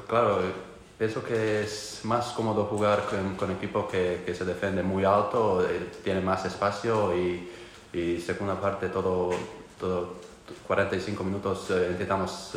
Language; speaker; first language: Spanish; non-native, learner; Croatian